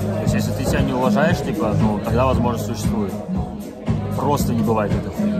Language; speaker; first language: Russian; native; Russian